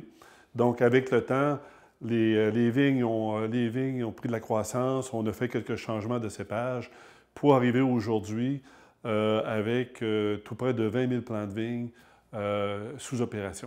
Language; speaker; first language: French; native; French